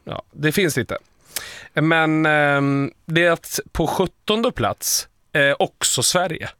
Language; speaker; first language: Swedish; native; Swedish